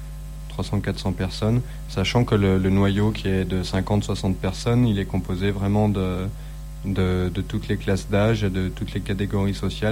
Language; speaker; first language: French; native; French